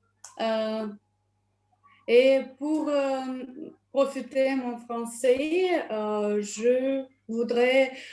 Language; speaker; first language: French; non-native, learner; Russian